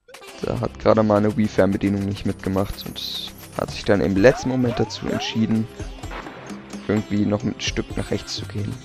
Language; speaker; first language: German; native; German